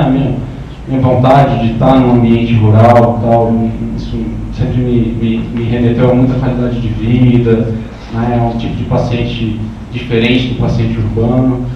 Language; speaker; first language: Portuguese; native; Portuguese